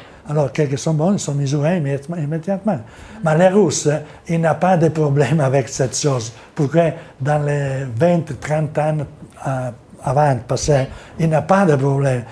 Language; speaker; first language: French; non-native, learner; Italian